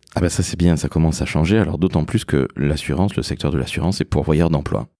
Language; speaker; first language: French; native; French